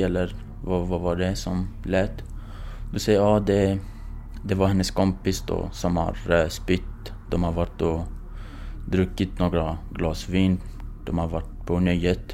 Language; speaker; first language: Swedish; non-native, fluent; Kurdish